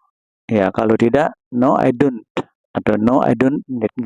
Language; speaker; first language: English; non-native, learner; Indonesian